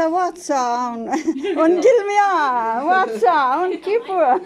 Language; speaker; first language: Finnish; non-native, learner; Persian